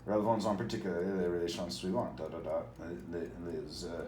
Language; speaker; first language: French; non-native, learner; English